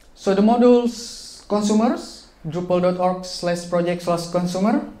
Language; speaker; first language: English; non-native, fluent; Indonesian